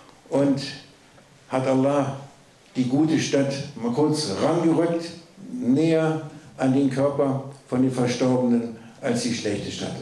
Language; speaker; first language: German; native; German